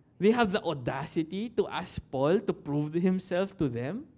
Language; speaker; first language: English; non-native, local second language; Filipino